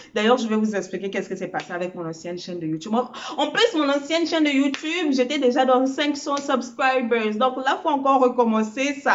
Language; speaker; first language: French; early bilingual, other home language; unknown